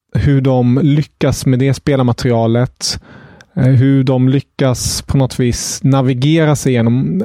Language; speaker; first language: Swedish; non-native, fluent; German